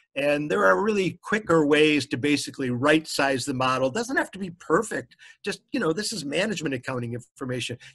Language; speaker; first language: English; native; English